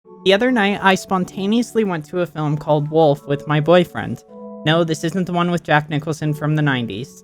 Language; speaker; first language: English; native; English